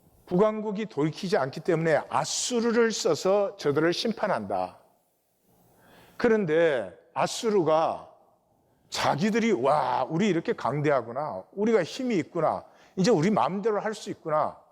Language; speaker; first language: Korean; native; Korean